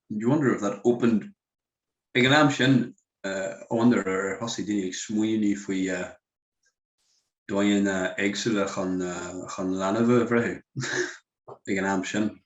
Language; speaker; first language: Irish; non-native, local second language; English